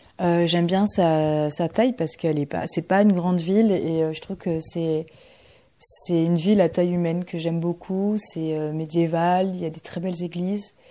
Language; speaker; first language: French; early bilingual, other home language; Bulgarian